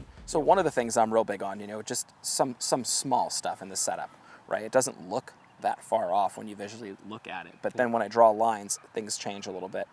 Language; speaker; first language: English; native; English